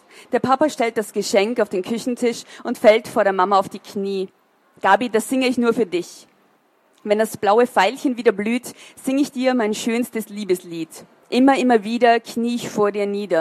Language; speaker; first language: German; native; German